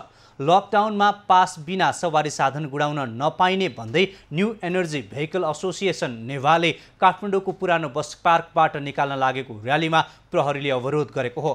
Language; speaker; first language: Nepali; native; Nepali